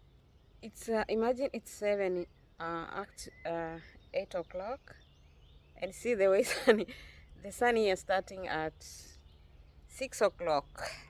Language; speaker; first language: English; non-native, learner; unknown